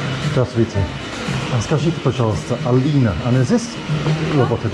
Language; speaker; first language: Russian; non-native, fluent; English